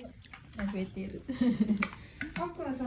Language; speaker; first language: Japanese; non-native, learner; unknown